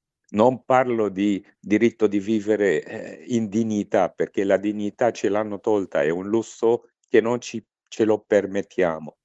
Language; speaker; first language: Italian; non-native, fluent; Arabic